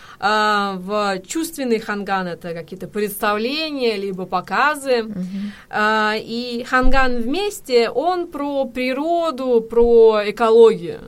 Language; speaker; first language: Russian; native; Russian